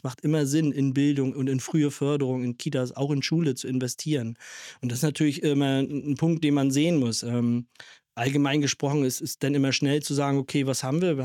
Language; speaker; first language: German; native; German